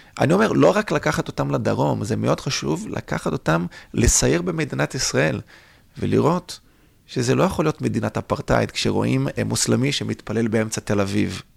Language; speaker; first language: Hebrew; non-native, fluent; Portuguese